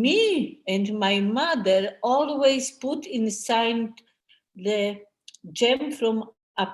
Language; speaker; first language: English; non-native, learner; Polish